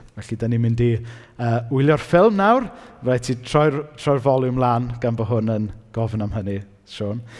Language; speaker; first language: Welsh; native; Welsh